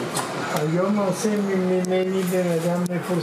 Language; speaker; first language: Hebrew; non-native, fluent; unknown